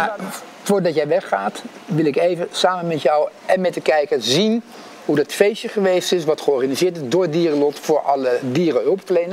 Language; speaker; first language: Dutch; native; Dutch